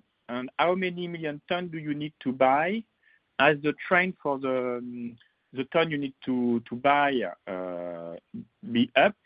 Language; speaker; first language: English; non-native, fluent; French